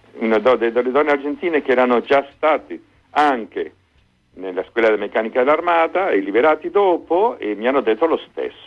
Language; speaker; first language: Italian; non-native, fluent; Spanish